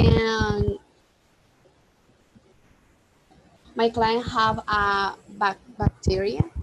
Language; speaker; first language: English; non-native, learner; Spanish